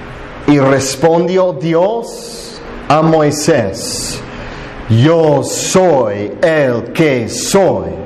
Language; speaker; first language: Spanish; non-native, fluent; English